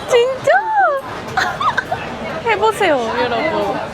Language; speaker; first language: Korean; non-native, fluent; Japanese